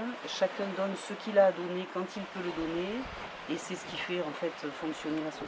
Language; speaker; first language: French; native; French